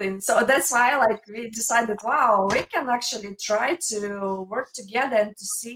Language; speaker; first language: English; non-native, fluent; Ukrainian